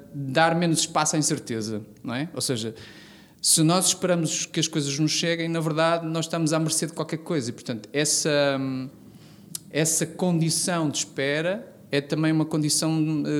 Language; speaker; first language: Portuguese; native; Portuguese